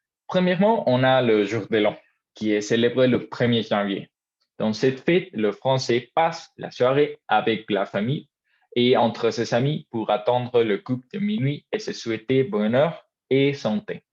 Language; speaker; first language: French; non-native, learner; Spanish